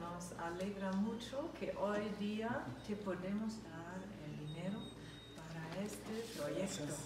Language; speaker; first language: Spanish; non-native, learner; German